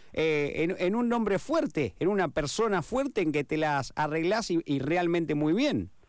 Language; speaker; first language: Spanish; native; Spanish